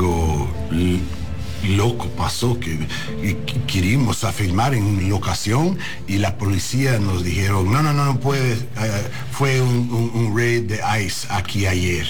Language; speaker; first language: Spanish; non-native, learner; English